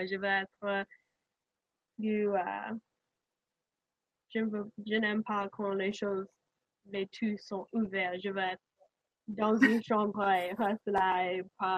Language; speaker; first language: French; non-native, learner; English